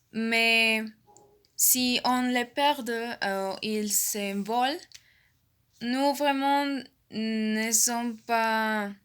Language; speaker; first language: French; non-native, learner; Spanish